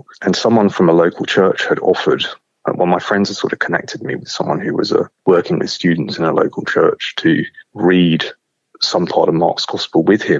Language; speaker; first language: English; native; English